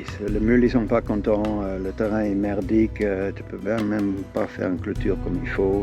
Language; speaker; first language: French; non-native, learner; English